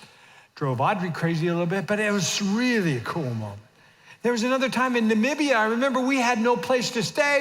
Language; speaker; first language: English; native; English